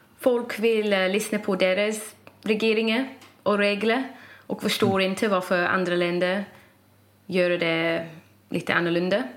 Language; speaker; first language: Swedish; non-native, fluent; English